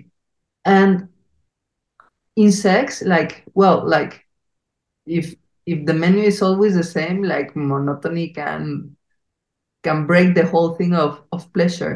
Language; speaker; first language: English; non-native, fluent; Spanish